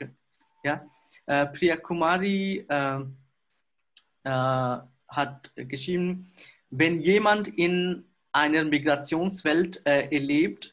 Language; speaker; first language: German; non-native, fluent; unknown